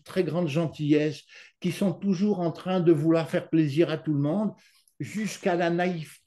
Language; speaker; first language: French; native; French